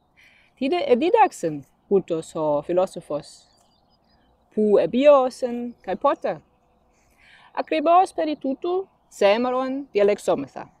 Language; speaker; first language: Greek; non-native, fluent; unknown